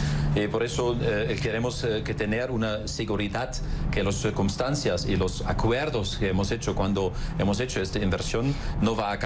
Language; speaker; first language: Spanish; non-native, fluent; German